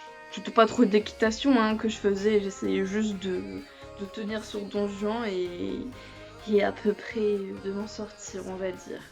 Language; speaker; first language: French; native; French